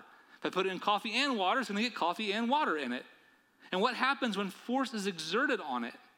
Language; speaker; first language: English; native; English